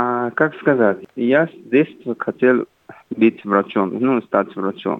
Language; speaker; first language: Russian; non-native, fluent; Hindi